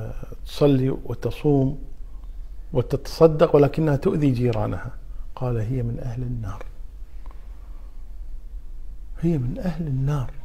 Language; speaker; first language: Arabic; native; Arabic